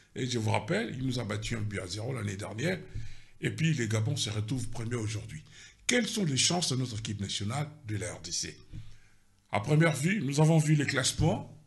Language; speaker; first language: French; non-native, local second language; Lingala